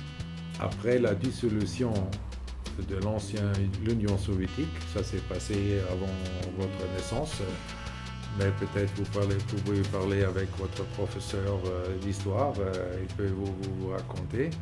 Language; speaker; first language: French; non-native, fluent; German